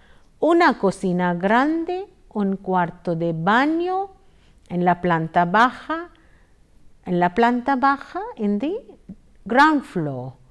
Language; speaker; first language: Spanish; non-native, fluent; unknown